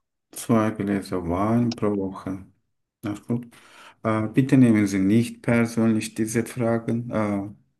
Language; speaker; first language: German; non-native, learner; Turkish